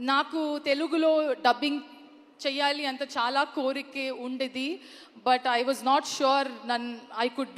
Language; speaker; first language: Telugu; non-native, learner; Kannada